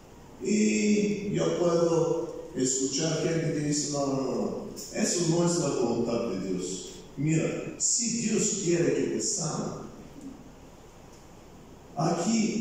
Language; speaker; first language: Spanish; non-native, fluent; Bulgarian